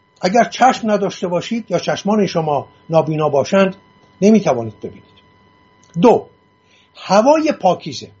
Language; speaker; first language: Persian; non-native, local second language; Assyrian Neo-Aramaic